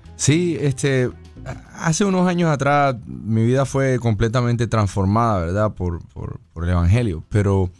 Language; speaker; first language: Spanish; native; Spanish